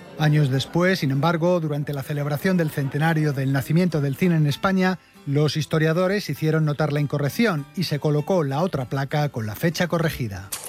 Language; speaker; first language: Spanish; native; Spanish